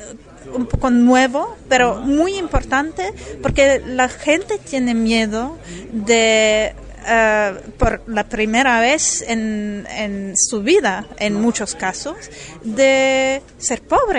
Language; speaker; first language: Spanish; non-native, fluent; German